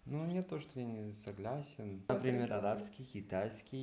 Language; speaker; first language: Russian; non-native, learner; Hungarian